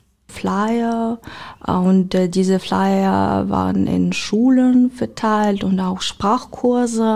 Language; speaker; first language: German; non-native, learner; Ukrainian